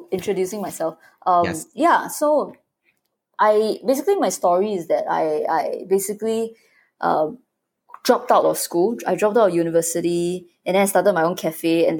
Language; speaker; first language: English; native; English